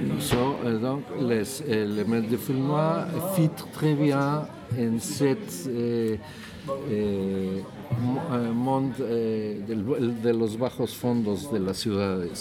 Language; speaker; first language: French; non-native, learner; Spanish